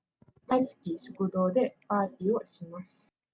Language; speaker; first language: Japanese; non-native, fluent; Malay